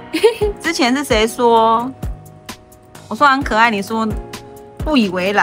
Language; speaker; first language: Chinese; native; Chinese